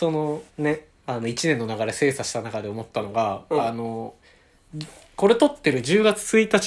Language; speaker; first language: Japanese; native; Japanese